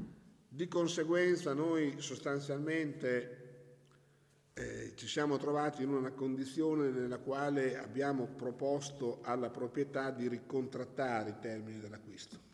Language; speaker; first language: Italian; native; Italian